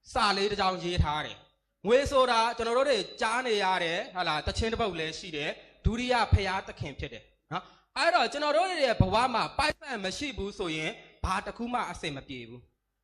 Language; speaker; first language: Burmese; native; Burmese